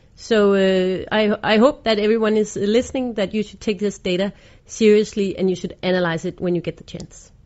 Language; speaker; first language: English; non-native, fluent; Danish